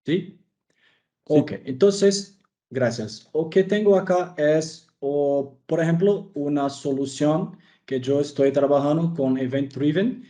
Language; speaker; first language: Spanish; non-native, fluent; Portuguese